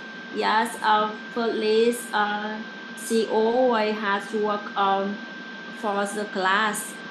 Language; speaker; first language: English; non-native, learner; Vietnamese